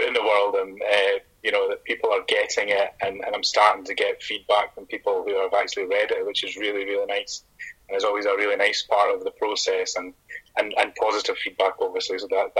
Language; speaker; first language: English; native; English